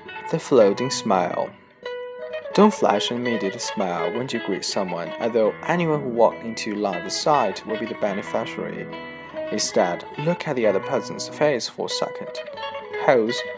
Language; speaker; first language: English; non-native, fluent; Chinese